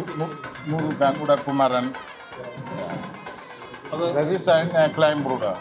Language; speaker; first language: German; non-native, fluent; Tamil